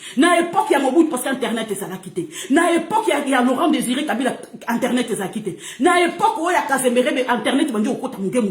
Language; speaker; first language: Lingala; native; Lingala